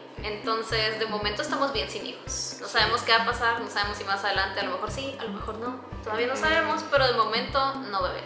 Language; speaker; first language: Spanish; native; Spanish